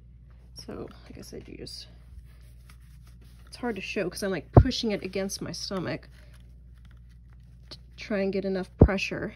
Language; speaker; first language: English; native; English